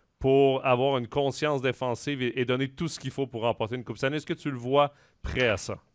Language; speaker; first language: French; native; French